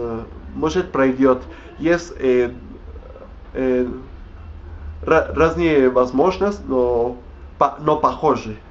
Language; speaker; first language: Russian; non-native, learner; Spanish